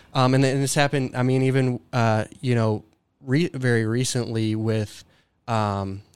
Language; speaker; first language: English; native; English